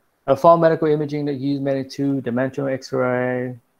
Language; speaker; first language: English; non-native, fluent; Vietnamese